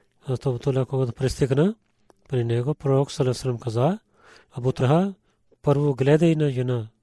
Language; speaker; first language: Bulgarian; non-native, learner; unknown